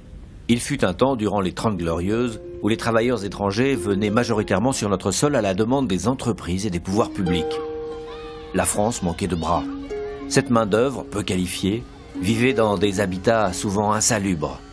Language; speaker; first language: French; native; French